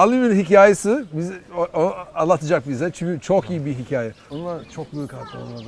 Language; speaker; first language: Turkish; non-native, learner; English